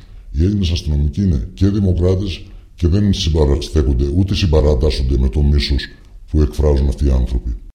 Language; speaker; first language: Greek; native; Greek